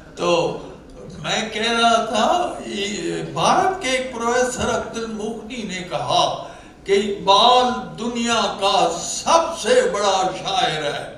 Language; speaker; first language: Urdu; non-native, local second language; Punjabi